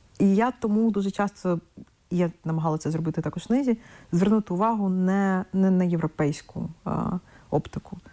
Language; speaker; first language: Ukrainian; non-native, local second language; Russian